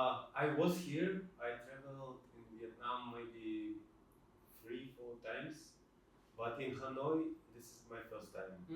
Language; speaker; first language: English; non-native, fluent; Russian